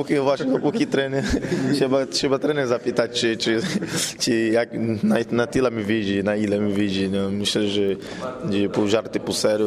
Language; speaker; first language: Polish; non-native, fluent; Portuguese